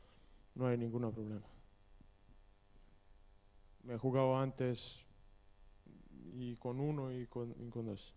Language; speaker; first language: Spanish; non-native, learner; Serbian